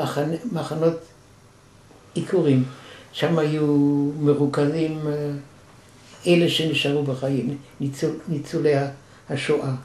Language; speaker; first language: Hebrew; non-native, fluent; German